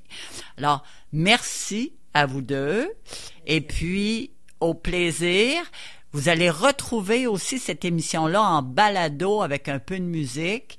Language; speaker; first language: French; native; French